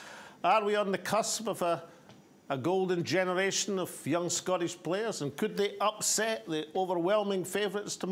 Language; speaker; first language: English; native; English